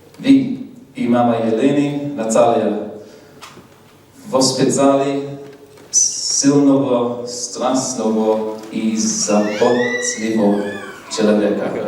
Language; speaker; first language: Russian; non-native, learner; English